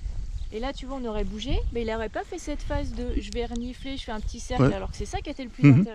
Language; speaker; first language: French; native; French